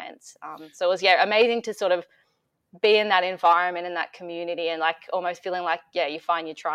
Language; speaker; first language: English; native; English